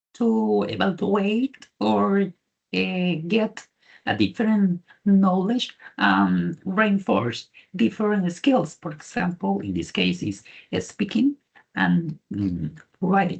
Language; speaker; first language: English; non-native, learner; Spanish